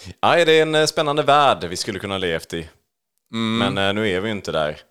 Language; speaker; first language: Swedish; native; Swedish